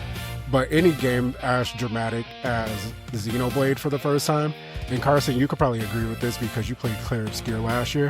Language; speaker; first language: English; native; English